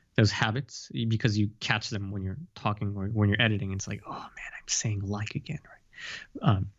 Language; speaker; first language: English; early bilingual, heritage; Japanese